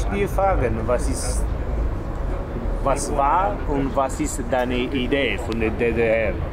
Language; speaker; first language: German; non-native, learner; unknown